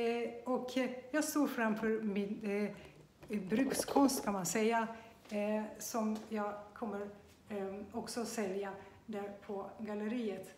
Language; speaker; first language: Swedish; non-native, fluent; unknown